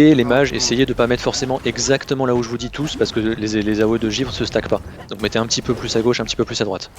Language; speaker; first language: French; native; French